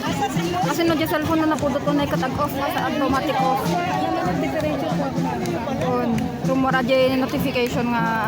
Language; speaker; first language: Filipino; non-native, local second language; Cebuano